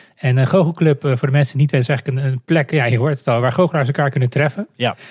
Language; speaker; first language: Dutch; non-native, fluent; Romanian